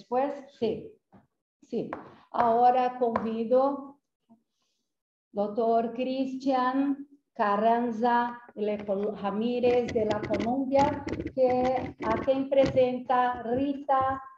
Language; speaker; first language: Spanish; non-native, fluent; Portuguese